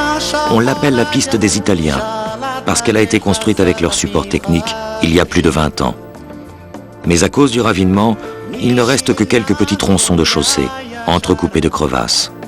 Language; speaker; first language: French; native; French